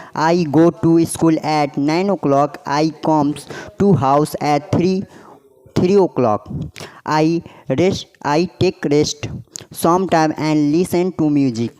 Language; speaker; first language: English; non-native, learner; Hindi